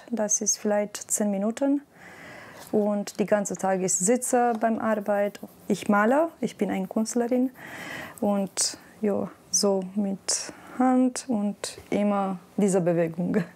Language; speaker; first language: German; non-native, learner; Romanian